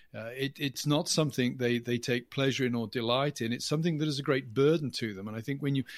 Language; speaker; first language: English; native; English